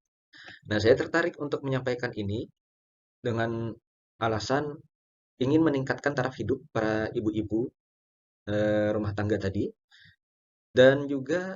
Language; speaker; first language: Indonesian; native; Indonesian